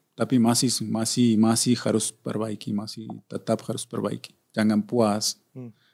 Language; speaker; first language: Indonesian; non-native, fluent; Spanish